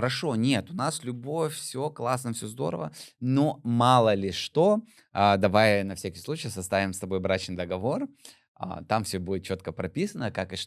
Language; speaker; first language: Russian; native; Russian